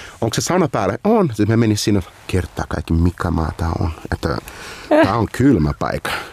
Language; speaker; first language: Finnish; non-native, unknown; Portuguese